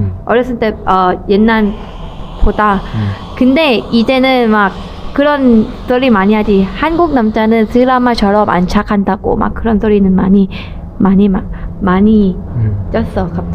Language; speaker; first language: Korean; non-native, learner; Thai